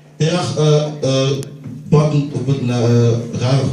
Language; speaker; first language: Dutch; non-native, learner; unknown